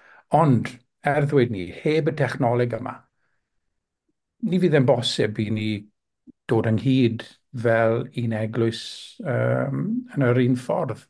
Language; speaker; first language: Welsh; non-native, local second language; English